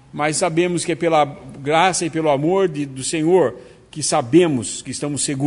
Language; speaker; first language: Portuguese; native; Portuguese